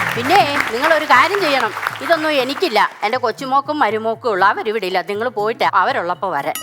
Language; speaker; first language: Malayalam; native; Malayalam